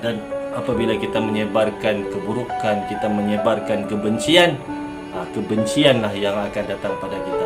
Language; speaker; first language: Malay; native; Malay